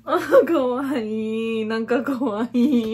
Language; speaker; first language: Japanese; non-native, learner; English